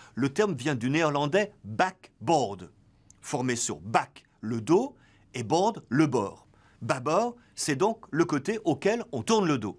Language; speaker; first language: French; native; French